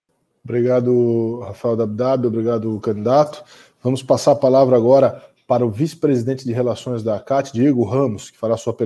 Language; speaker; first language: Portuguese; native; Portuguese